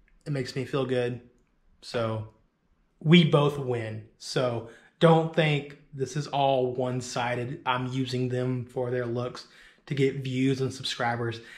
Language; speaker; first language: English; native; English